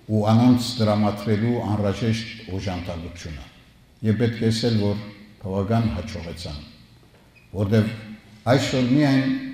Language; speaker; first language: Armenian; early bilingual, heritage; Armenian